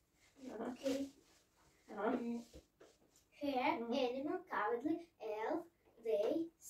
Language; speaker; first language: English; non-native, learner; Russian